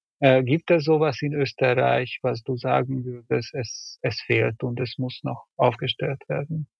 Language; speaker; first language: German; non-native, fluent; Hungarian